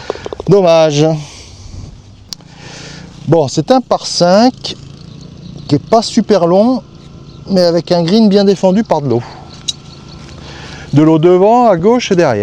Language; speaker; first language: French; native; French